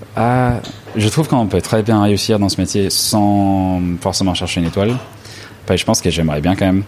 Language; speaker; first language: French; non-native, fluent; English